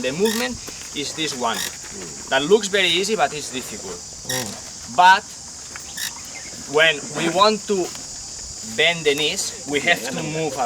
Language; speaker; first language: English; non-native, fluent; Spanish